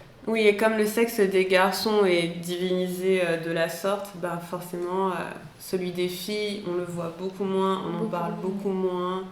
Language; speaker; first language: French; native; French